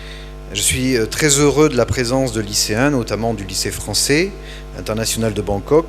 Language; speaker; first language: French; native; French